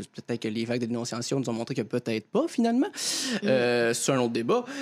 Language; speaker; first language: French; native; French